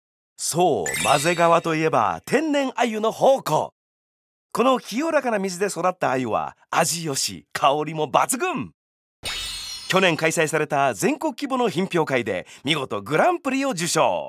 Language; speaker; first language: Japanese; native; Japanese